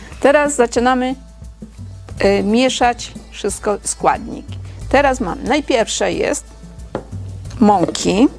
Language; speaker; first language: Polish; non-native, learner; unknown